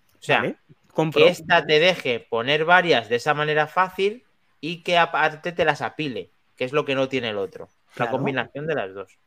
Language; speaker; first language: Spanish; native; Spanish